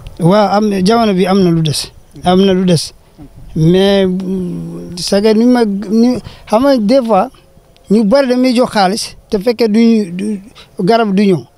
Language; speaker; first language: Wolof; non-native, fluent; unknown